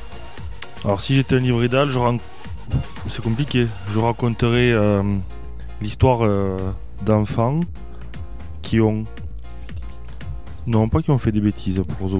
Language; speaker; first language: French; native; French